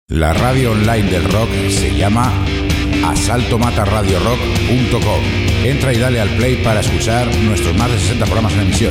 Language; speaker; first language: Spanish; native; Spanish